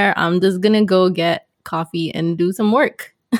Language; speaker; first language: English; non-native, local second language; Malay